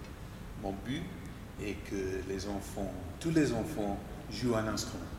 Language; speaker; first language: French; non-native, fluent; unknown